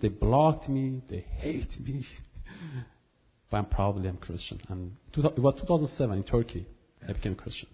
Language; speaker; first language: English; non-native, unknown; Kurdish